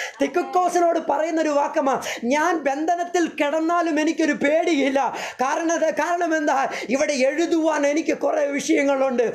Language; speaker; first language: Malayalam; early bilingual, heritage; Malayalam